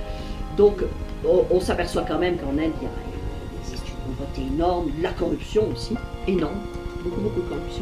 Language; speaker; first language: French; native; French